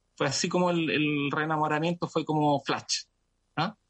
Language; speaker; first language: Spanish; native; Spanish